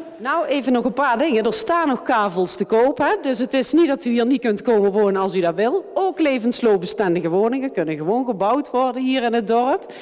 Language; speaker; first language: Dutch; native; Dutch